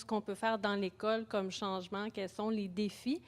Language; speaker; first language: French; native; French